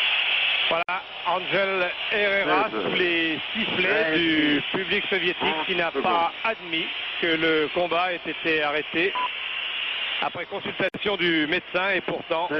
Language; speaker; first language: French; native; French